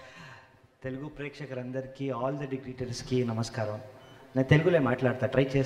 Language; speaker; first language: Telugu; non-native, learner; Kannada